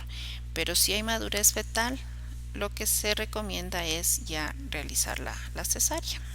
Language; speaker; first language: Spanish; native; Spanish